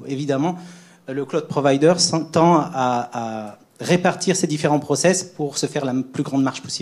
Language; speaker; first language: French; native; French